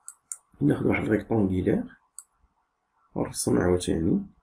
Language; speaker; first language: Arabic; native; Arabic